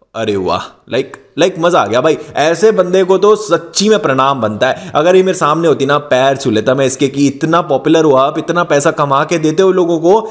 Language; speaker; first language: Hindi; native; Hindi